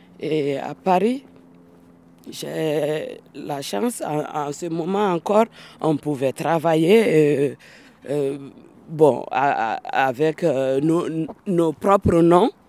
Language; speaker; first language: French; non-native, local second language; Bambara